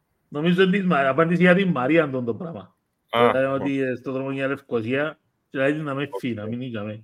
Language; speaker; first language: Greek; native; Greek